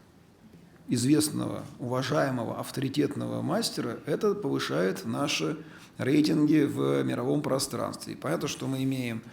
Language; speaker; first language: Russian; native; Russian